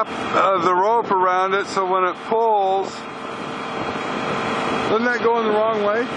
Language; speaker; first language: English; native; English